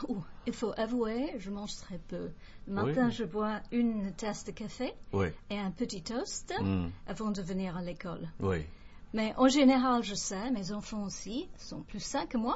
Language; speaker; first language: French; non-native, fluent; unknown